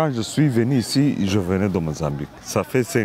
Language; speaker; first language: French; non-native, local second language; Kinyarwanda